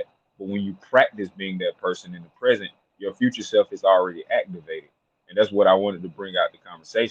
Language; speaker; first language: English; native; English